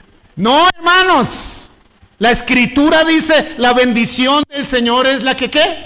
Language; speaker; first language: Spanish; native; Spanish